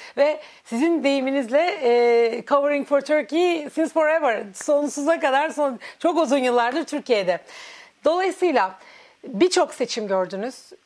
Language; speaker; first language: Turkish; native; Turkish